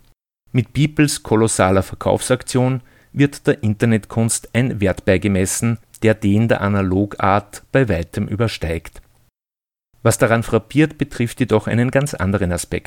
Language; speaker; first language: German; native; German